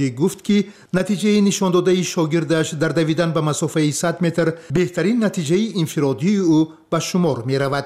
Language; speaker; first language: Persian; native; Persian